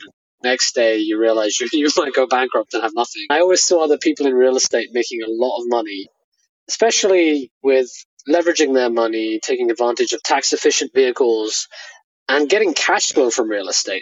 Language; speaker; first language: English; native; English